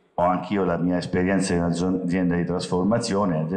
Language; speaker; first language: Italian; native; Italian